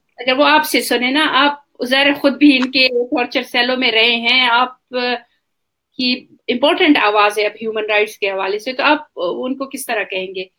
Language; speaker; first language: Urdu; non-native, local second language; Pashto